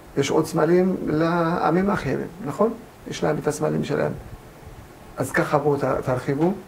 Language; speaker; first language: Hebrew; non-native, fluent; Amharic